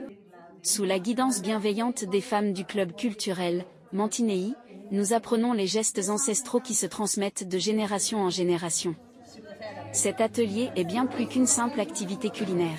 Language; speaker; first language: French; native; French